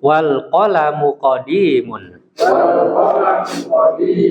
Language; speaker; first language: Arabic; non-native, fluent; Indonesian